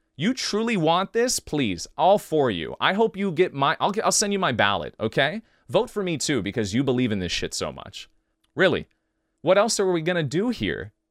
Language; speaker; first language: English; native; English